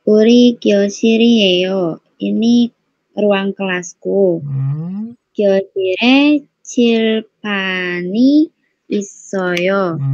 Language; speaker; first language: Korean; non-native, learner; Indonesian